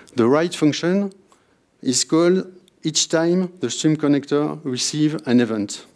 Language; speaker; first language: English; non-native, fluent; French